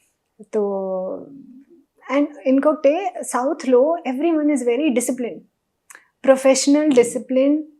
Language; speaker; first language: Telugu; non-native, local second language; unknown